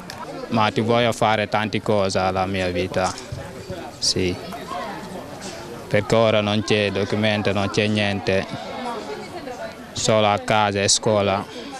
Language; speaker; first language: Italian; non-native, learner; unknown